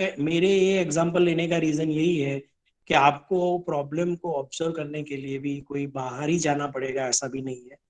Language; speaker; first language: Hindi; non-native, local second language; Gujarati